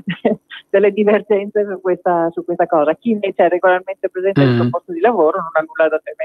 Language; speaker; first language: Italian; native; Italian